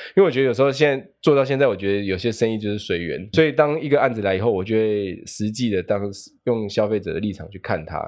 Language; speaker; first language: Chinese; native; Chinese